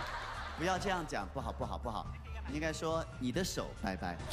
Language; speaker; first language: Chinese; native; Chinese